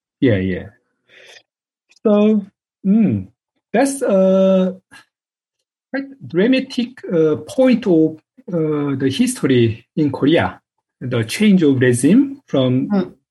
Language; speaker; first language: English; non-native, fluent; Korean